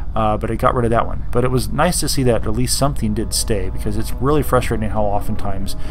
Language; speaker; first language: English; native; English